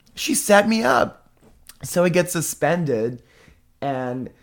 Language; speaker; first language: English; non-native, fluent; Italian